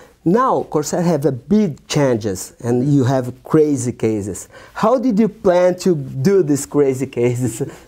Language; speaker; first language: English; non-native, learner; Portuguese